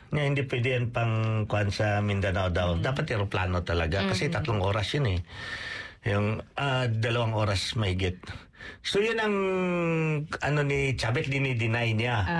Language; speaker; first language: Filipino; non-native, local second language; Cebuano